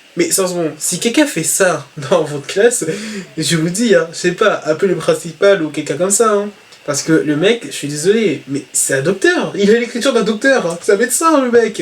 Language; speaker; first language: French; native; French